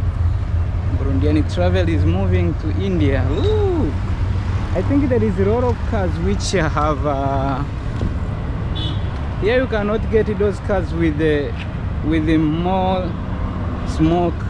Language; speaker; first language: English; non-native, fluent; Rundi